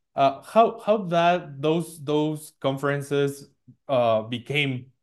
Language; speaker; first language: English; non-native, fluent; Spanish